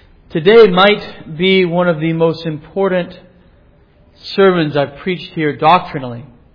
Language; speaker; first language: English; native; English